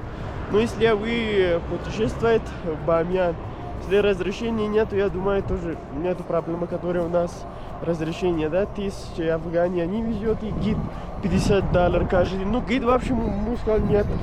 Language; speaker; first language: Russian; non-native, learner; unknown